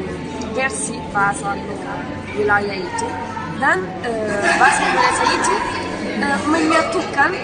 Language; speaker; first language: Indonesian; non-native, fluent; Italian